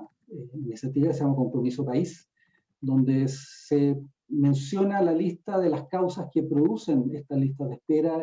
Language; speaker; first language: Spanish; native; Spanish